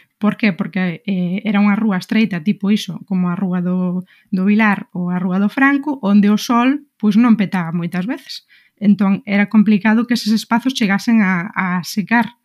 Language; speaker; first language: Galician; non-native, local second language; Spanish